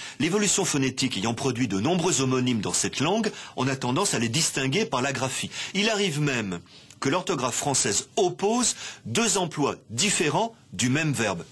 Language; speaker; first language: French; native; French